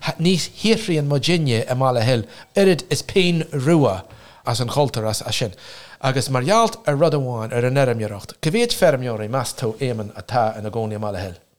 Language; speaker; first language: Irish; non-native, local second language; English